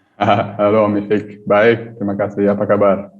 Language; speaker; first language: Indonesian; early bilingual, heritage; German